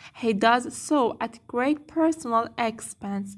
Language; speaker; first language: English; non-native, fluent; Persian